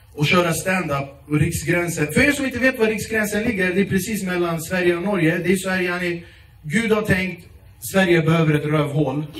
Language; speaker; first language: Swedish; early bilingual, other home language; Kurdish